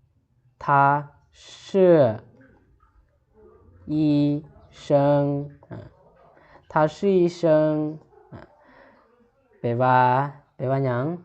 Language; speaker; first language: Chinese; non-native, fluent; Lao